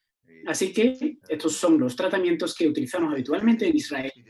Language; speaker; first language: Spanish; non-native, fluent; Turkish